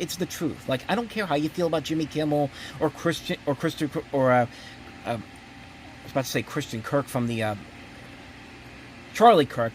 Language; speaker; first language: English; native; English